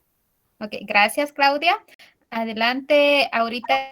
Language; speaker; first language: Spanish; native; Spanish